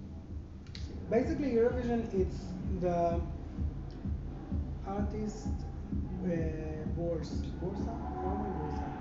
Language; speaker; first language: English; non-native, fluent; Hebrew